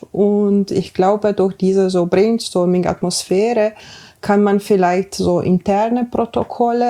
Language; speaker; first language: German; non-native, fluent; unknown